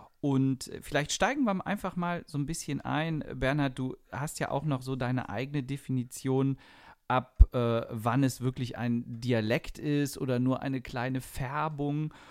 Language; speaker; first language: German; native; German